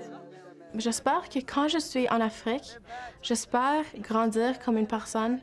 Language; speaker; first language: French; non-native, local second language; English